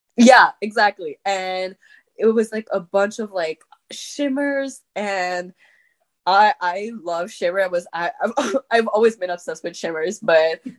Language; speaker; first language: English; non-native, fluent; French